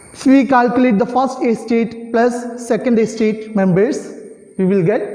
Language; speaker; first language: English; non-native, local second language; Malayalam